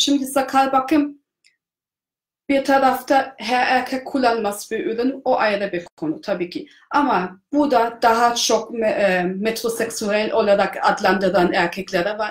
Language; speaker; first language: Turkish; non-native, fluent; German